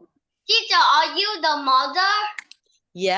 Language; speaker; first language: English; non-native, learner; Vietnamese